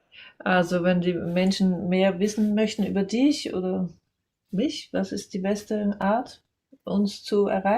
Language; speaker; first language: German; non-native, fluent; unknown